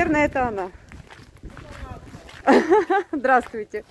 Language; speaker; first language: Russian; native; Russian